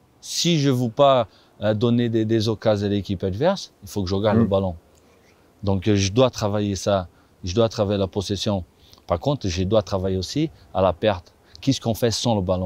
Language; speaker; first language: French; non-native, fluent; Portuguese